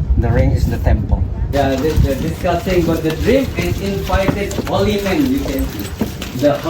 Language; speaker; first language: English; non-native, learner; Indonesian